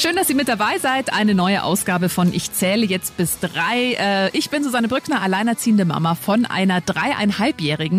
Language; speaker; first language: German; native; German